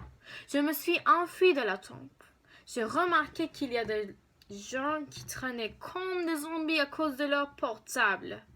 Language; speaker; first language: French; non-native, learner; Turkish